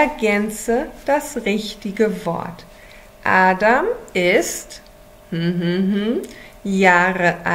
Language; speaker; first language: German; non-native, fluent; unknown